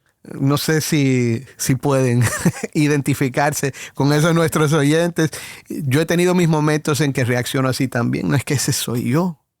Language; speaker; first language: Spanish; native; Spanish